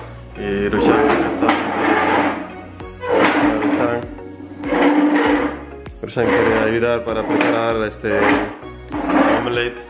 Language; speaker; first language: Spanish; non-native, learner; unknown